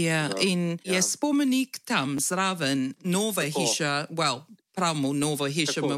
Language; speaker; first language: Slovenian; early bilingual, heritage; English